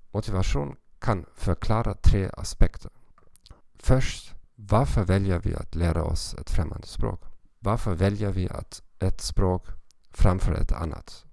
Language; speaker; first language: Swedish; non-native, learner; German